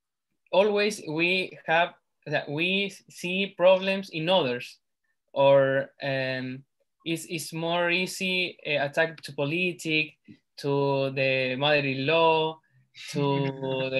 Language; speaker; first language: English; non-native, learner; Spanish